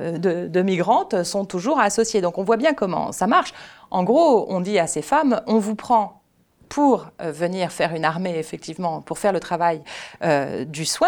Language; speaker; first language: French; native; French